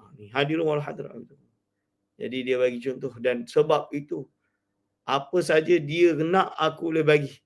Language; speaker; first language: Malay; native; Malay